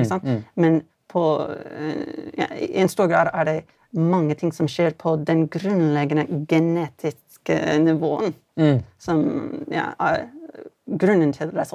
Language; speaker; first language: Swedish; non-native, fluent; English